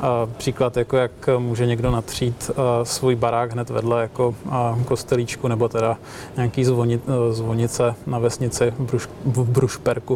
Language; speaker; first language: Czech; native; Czech